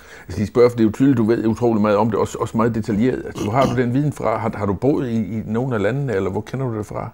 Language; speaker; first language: Danish; native; Danish